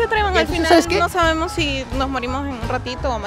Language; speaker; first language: Spanish; native; Spanish